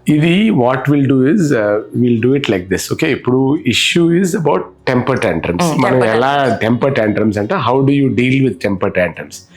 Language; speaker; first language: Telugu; native; Telugu